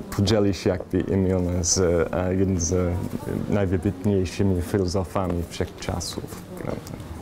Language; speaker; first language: Polish; non-native, fluent; English